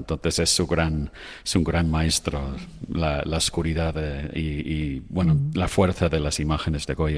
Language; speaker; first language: Spanish; non-native, fluent; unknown